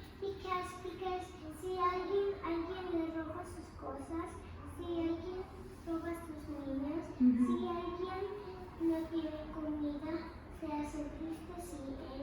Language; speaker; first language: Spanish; early bilingual, heritage; Spanish